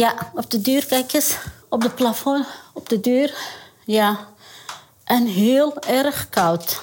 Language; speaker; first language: Dutch; non-native, learner; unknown